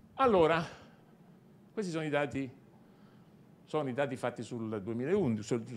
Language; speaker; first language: Italian; native; Italian